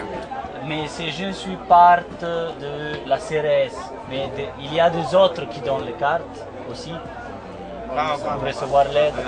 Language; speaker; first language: French; non-native, learner; Italian